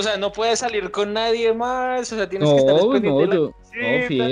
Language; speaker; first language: Spanish; native; Spanish